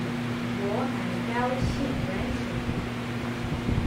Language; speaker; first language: Chinese; non-native, learner; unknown